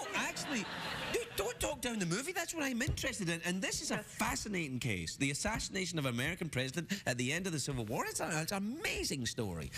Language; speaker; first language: English; native; English